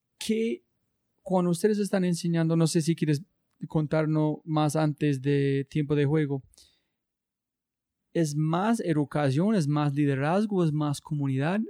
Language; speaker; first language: Spanish; non-native, learner; English